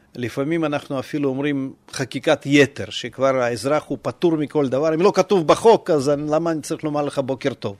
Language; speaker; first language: Hebrew; non-native, fluent; Russian